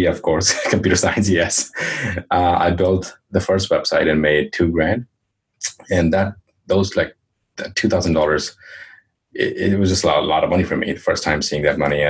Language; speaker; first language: English; non-native, local second language; Hindi